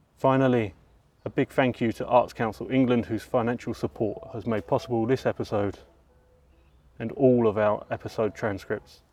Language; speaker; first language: English; native; English